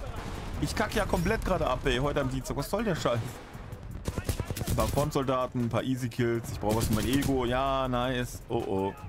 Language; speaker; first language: German; native; German